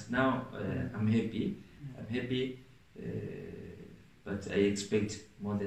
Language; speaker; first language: English; non-native, local second language; Swahili